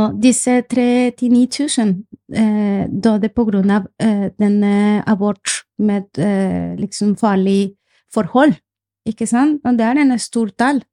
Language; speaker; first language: Norwegian; non-native, fluent; Spanish